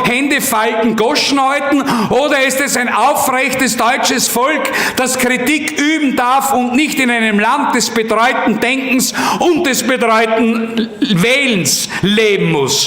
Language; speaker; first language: German; native; German